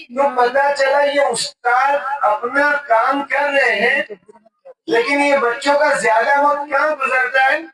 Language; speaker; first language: Urdu; native; Urdu